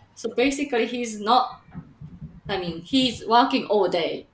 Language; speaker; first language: English; non-native, fluent; Japanese